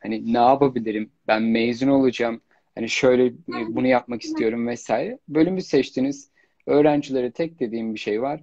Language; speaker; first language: Turkish; native; Turkish